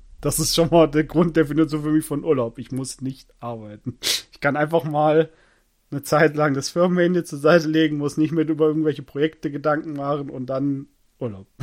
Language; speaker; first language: German; native; German